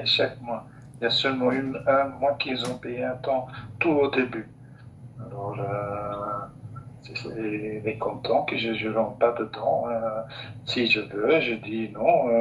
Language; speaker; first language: French; non-native, local second language; Dutch